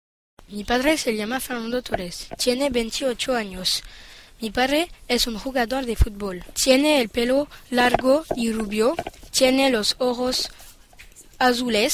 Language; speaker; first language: Spanish; non-native, learner; French